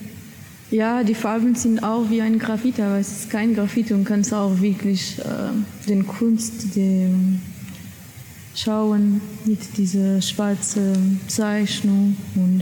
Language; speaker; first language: German; non-native, learner; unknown